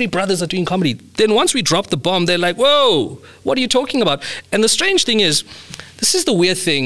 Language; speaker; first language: English; native; English